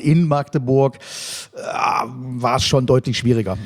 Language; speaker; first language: German; native; German